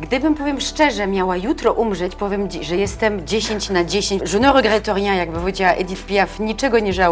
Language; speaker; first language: Polish; early bilingual, heritage; Polish